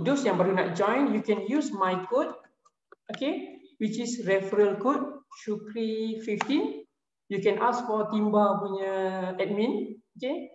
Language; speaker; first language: English; non-native, local second language; Malay